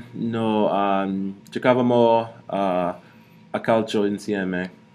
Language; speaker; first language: Italian; non-native, learner; English